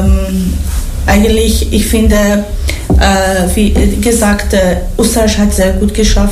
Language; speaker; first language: German; non-native, learner; Persian